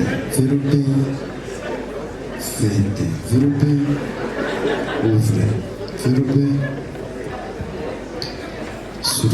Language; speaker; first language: French; non-native, local second language; Kinyarwanda